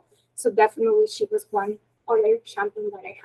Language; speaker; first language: English; non-native, fluent; Spanish